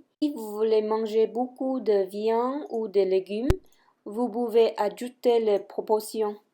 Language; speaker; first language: French; non-native, fluent; Vietnamese